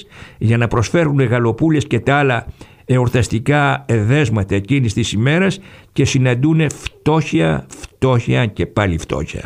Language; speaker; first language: Greek; native; Greek